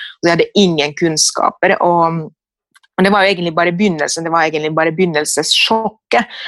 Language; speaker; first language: Norwegian; non-native, fluent; Finnish